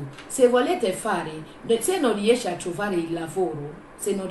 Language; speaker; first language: Italian; non-native, learner; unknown